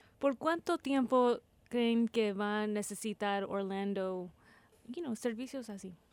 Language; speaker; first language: Spanish; early bilingual, heritage; Spanish